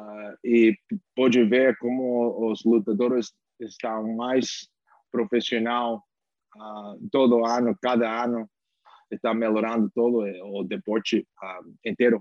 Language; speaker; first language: Portuguese; non-native, fluent; English